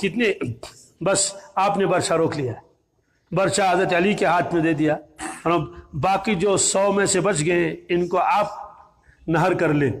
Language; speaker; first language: Urdu; native; Urdu